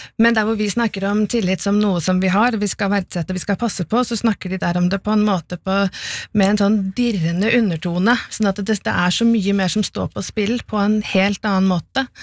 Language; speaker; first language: Norwegian; native; Norwegian